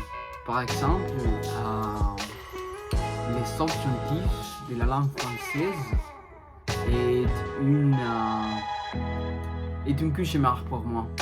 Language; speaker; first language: French; non-native, learner; Spanish